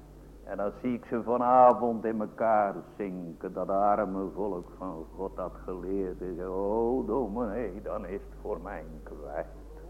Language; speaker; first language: Dutch; native; Dutch